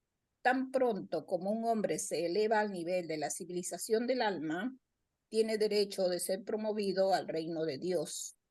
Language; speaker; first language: Spanish; native; Spanish